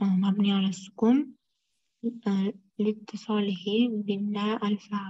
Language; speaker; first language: Arabic; non-native, learner; Uzbek